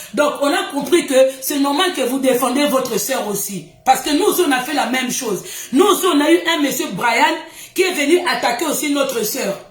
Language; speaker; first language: French; non-native, local second language; Lingala